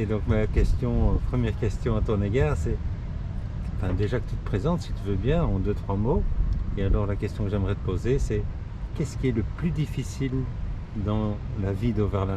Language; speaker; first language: French; native; French